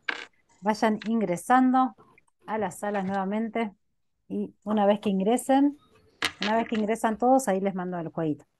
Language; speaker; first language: Spanish; native; Spanish